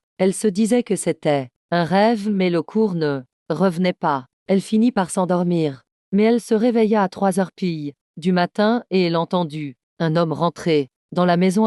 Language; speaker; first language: French; native; French